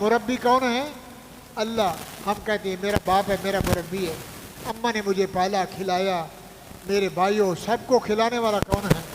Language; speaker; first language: Urdu; non-native, local second language; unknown